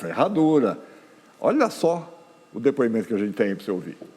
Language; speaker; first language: Portuguese; native; Portuguese